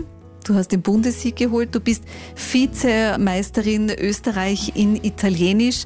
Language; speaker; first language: German; native; German